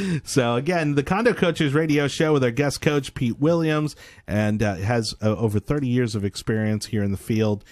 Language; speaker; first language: English; native; English